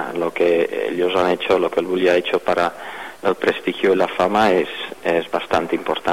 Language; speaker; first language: Spanish; non-native, fluent; Dutch